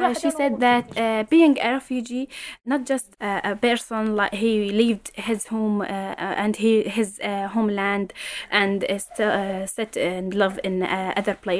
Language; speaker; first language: English; non-native, fluent; Arabic